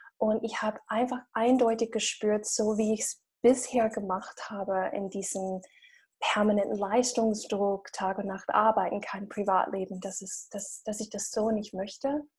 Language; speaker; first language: German; non-native, fluent; English